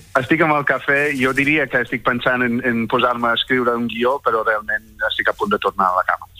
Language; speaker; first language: Catalan; non-native, fluent; English